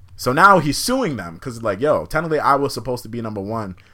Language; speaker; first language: English; native; English